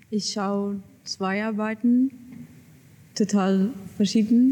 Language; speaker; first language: German; non-native, learner; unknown